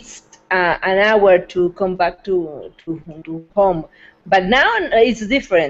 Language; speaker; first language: English; non-native, fluent; Spanish